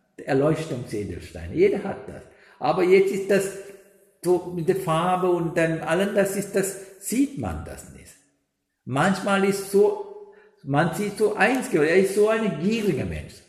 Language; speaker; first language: German; non-native, learner; Sinhala